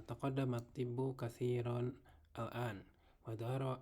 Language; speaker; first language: Arabic; non-native, learner; Indonesian